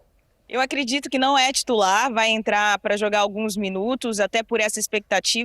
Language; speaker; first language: Portuguese; native; Portuguese